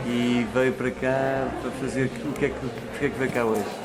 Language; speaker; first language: Portuguese; native; Portuguese